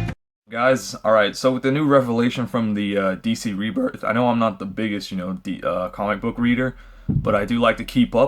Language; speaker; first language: English; native; English